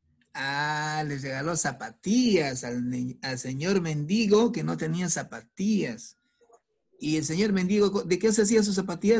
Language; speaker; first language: Spanish; native; Spanish